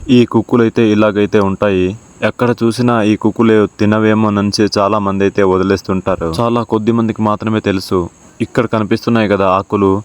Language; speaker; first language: Telugu; non-native, local second language; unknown